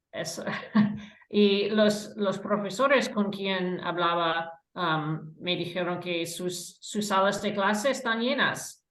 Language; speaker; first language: Spanish; non-native, fluent; English